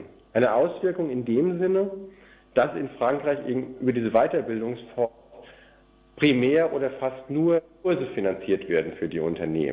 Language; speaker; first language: German; native; German